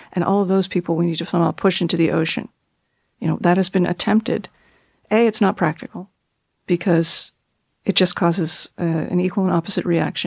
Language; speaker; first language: English; native; English